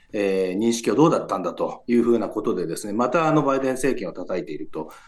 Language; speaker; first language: Japanese; native; Japanese